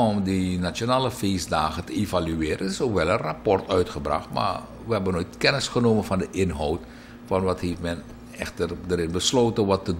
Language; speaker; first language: Dutch; native; Dutch